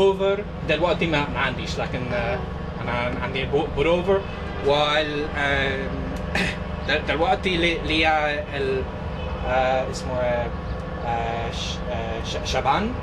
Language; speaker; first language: Arabic; non-native, learner; English